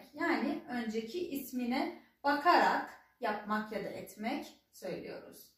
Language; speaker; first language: Turkish; non-native, fluent; Persian